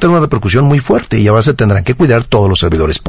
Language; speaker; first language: Spanish; native; Spanish